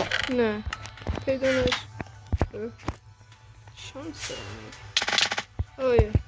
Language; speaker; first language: Persian; native; Persian